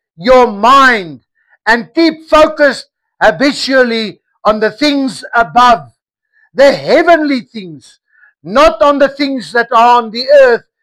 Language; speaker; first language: English; non-native, local second language; Afrikaans